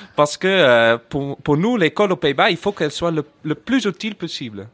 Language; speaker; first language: French; non-native, fluent; Dutch